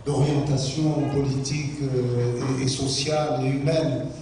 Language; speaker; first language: French; non-native, local second language; Arabic